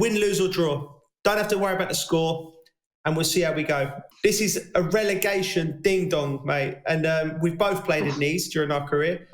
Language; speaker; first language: English; native; English